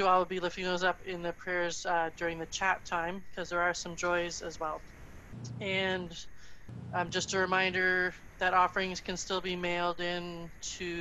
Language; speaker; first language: English; native; English